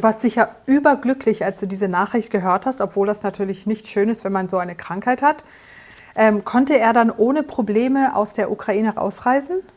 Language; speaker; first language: German; native; German